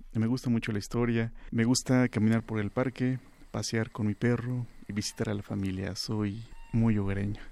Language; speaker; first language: Spanish; native; Spanish